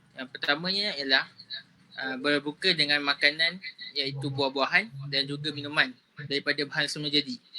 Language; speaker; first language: Malay; native; Malay